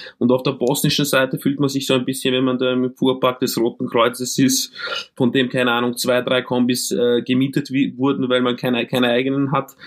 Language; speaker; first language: German; early bilingual, other home language; Croatian